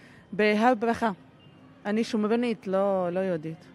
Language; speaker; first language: Hebrew; non-native, local second language; Arabic